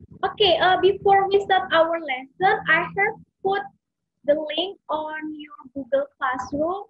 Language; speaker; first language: English; non-native, fluent; Indonesian